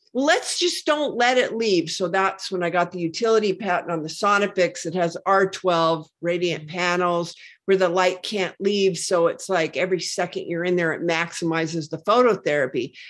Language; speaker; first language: English; native; English